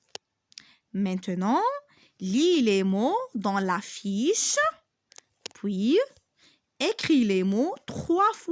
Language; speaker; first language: French; non-native, local second language; Arabic